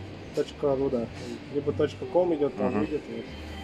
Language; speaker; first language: Russian; native; Russian